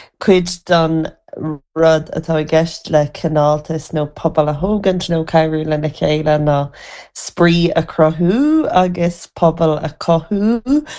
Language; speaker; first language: Irish; native; Irish